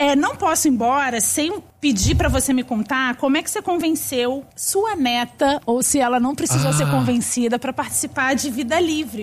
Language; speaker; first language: Portuguese; native; Portuguese